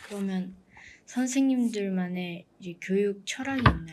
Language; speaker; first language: Korean; early bilingual, heritage; Korean